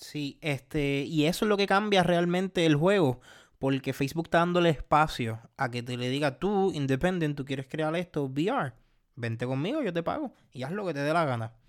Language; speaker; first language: Spanish; native; Spanish